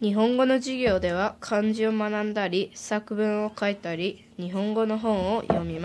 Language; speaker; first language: Japanese; early bilingual, heritage; Japanese